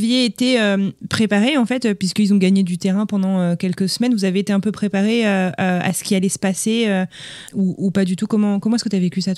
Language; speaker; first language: French; native; French